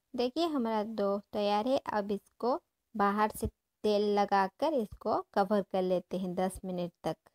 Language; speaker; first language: Hindi; non-native, local second language; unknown